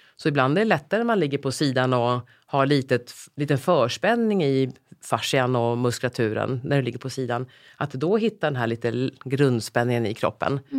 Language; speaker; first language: Swedish; native; Swedish